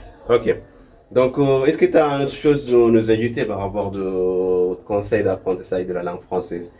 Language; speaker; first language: French; non-native, local second language; Arabic